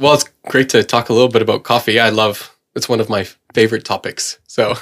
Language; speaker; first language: English; native; English